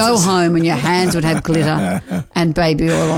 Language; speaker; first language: English; native; English